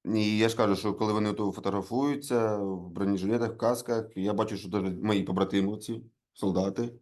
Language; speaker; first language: Ukrainian; non-native, local second language; Russian